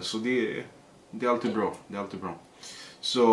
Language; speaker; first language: Swedish; early bilingual, other home language; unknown